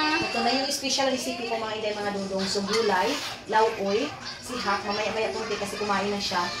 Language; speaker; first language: Filipino; non-native, local second language; Cebuano